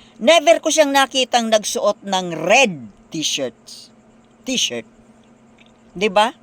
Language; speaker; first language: Filipino; non-native, local second language; Bikol